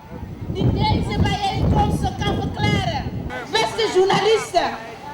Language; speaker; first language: Dutch; non-native, fluent; French